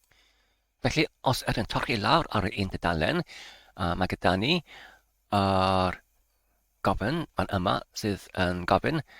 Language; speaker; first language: Welsh; non-native, learner; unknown